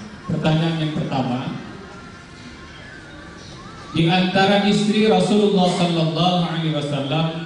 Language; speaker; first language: Indonesian; native; Indonesian